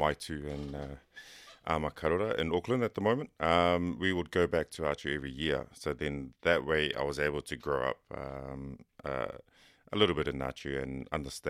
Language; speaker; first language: English; native; English